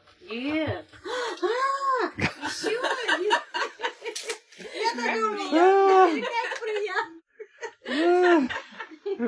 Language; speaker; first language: Russian; native; Russian